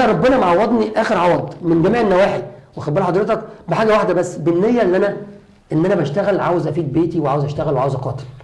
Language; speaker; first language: Arabic; native; Arabic